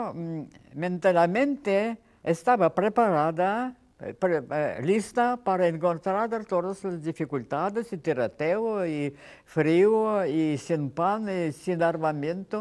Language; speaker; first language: Spanish; non-native, fluent; Russian